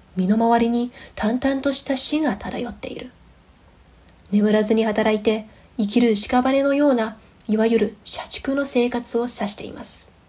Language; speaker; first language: Japanese; non-native, fluent; Chinese